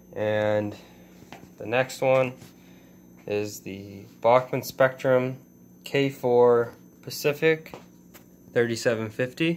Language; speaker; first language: English; native; English